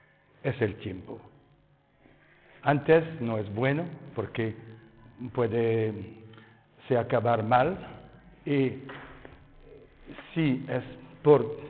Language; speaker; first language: Spanish; non-native, fluent; French